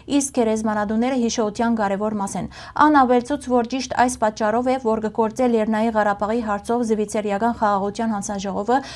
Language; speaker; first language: Armenian; early bilingual, heritage; Armenian